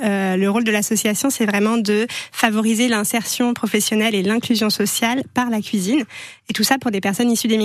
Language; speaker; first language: French; native; French